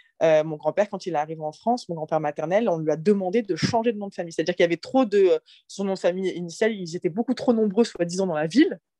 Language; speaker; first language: French; early bilingual, other home language; Arabic